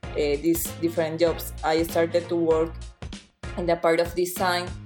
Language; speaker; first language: English; non-native, fluent; Spanish